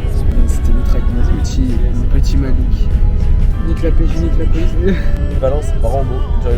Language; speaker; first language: French; native; French